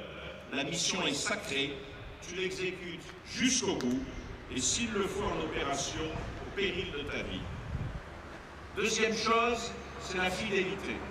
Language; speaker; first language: French; native; French